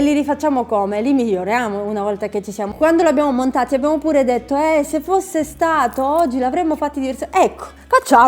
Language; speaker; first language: Italian; native; Italian